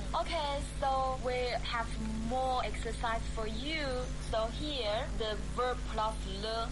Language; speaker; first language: English; non-native, fluent; Chinese